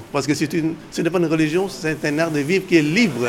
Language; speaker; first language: French; non-native, fluent; Vietnamese